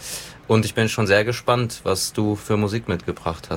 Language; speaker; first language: German; native; German